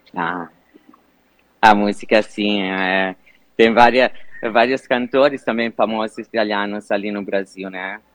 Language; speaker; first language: Portuguese; non-native, fluent; Italian